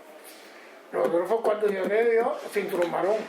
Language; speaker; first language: Spanish; non-native, learner; Japanese